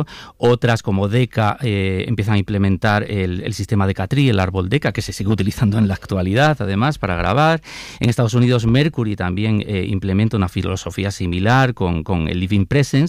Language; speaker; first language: Spanish; native; Spanish